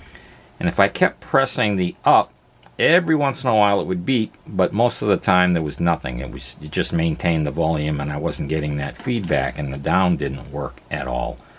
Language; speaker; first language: English; native; English